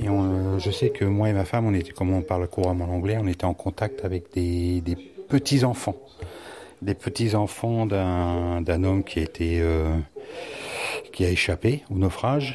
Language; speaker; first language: French; native; French